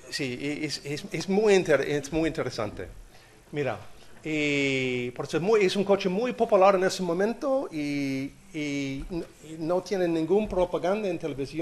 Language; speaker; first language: Spanish; non-native, learner; English